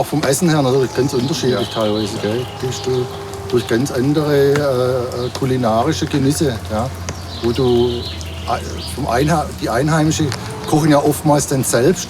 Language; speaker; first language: German; native; German